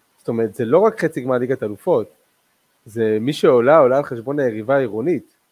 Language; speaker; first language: Hebrew; non-native, local second language; Arabic